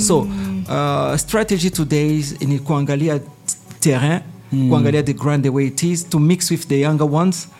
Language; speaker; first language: English; non-native, fluent; Swahili